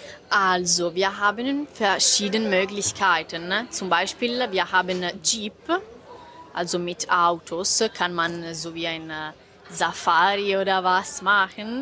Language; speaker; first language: German; non-native, fluent; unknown